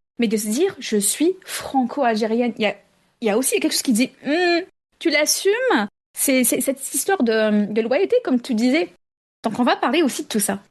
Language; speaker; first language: French; non-native, local second language; Arabic